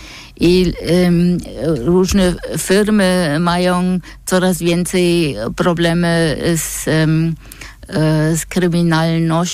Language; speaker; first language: Polish; non-native, fluent; German